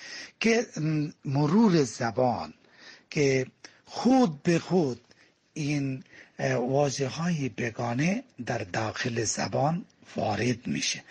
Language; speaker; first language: Persian; non-native, fluent; Bangla